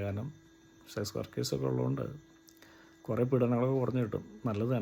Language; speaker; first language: Malayalam; native; Malayalam